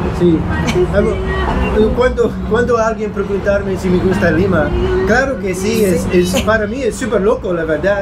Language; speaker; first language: Spanish; non-native, learner; English